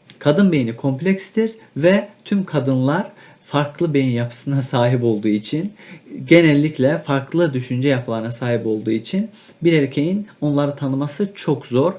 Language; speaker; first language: Turkish; native; Turkish